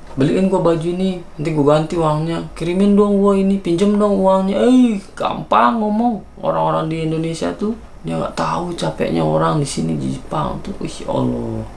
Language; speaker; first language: Indonesian; native; Indonesian